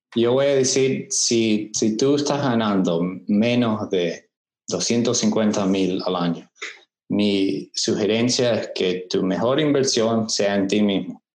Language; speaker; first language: Spanish; early bilingual, heritage; Spanish